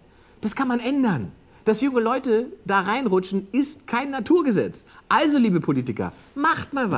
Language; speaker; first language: German; native; German